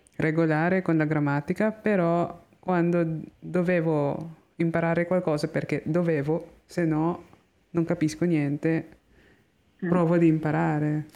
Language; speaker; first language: Italian; non-native, learner; Filipino